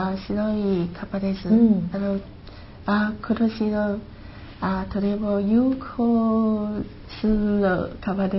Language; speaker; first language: Japanese; non-native, learner; Chinese